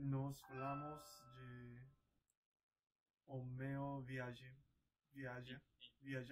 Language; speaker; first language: Portuguese; non-native, learner; English